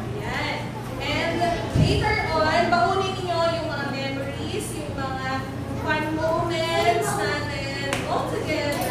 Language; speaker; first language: Filipino; native; Filipino